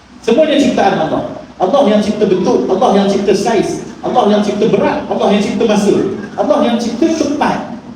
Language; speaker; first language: Malay; native; Malay